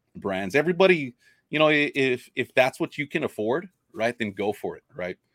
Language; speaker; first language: English; native; English